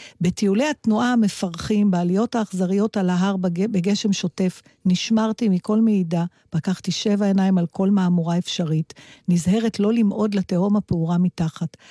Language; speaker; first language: Hebrew; native; Hebrew